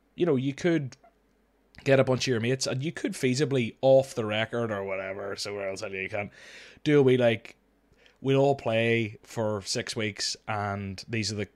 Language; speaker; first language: English; native; English